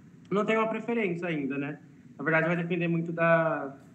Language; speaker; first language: Portuguese; native; Portuguese